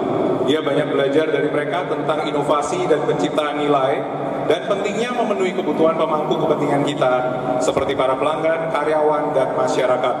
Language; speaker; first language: Indonesian; native; Indonesian